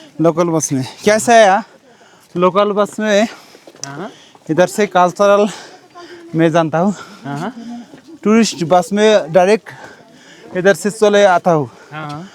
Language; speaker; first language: Hindi; non-native, learner; Bangla